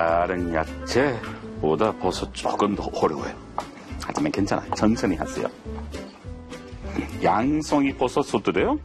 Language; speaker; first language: Korean; non-native, fluent; English